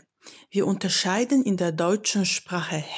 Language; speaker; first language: German; non-native, fluent; Polish